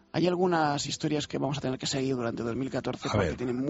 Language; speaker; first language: Spanish; native; Spanish